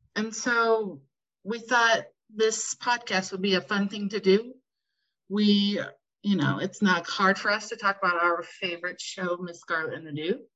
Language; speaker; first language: English; native; English